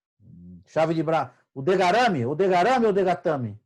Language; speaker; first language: Portuguese; native; Portuguese